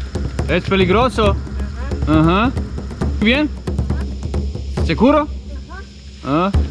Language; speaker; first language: Spanish; non-native, learner; Serbian